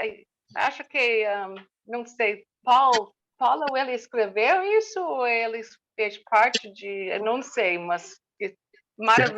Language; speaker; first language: Portuguese; non-native, learner; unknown